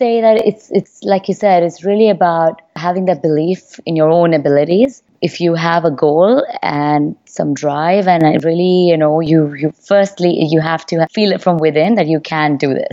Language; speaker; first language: English; non-native, local second language; Hindi